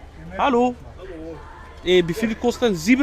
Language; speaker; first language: German; non-native, learner; Amharic